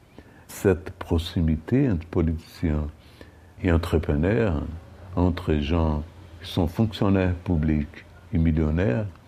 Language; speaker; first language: French; non-native, fluent; Portuguese